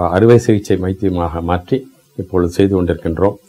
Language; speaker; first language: Tamil; native; Tamil